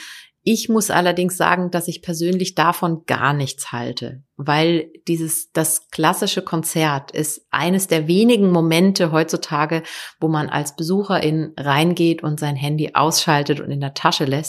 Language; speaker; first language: German; native; German